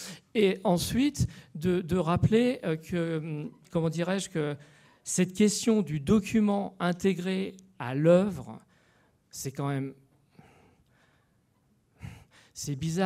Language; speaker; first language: French; native; French